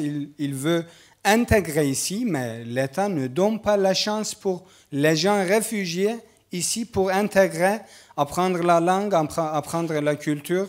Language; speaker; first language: French; non-native, learner; Kurdish